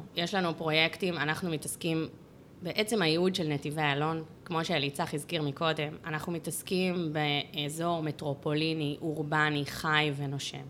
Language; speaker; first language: Hebrew; native; Hebrew